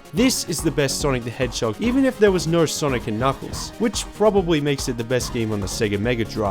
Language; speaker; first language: English; native; English